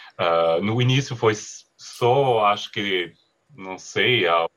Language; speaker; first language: Portuguese; non-native, fluent; French